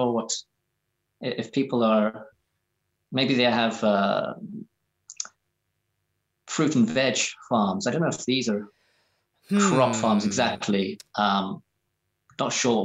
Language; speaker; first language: English; native; English